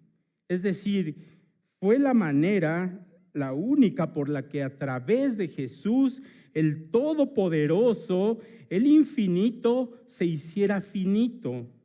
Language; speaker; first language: Spanish; native; Spanish